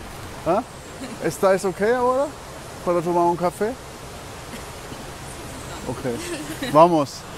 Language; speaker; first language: Spanish; non-native, learner; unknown